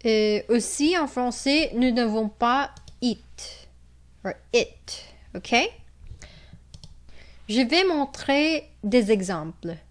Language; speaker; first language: French; non-native, fluent; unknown